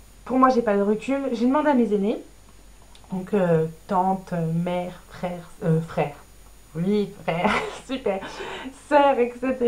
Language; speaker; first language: French; native; French